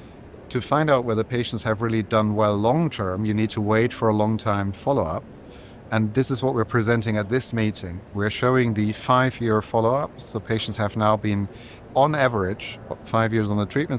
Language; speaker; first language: English; non-native, fluent; German